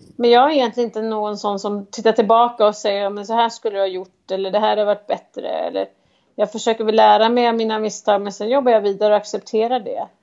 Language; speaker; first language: Swedish; native; Swedish